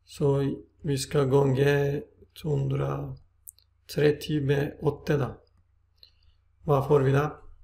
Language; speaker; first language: Swedish; non-native, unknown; Turkish